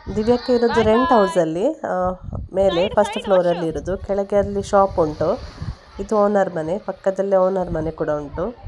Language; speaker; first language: Kannada; non-native, local second language; Tulu